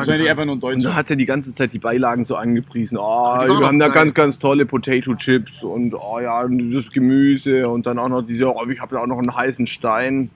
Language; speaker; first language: German; native; German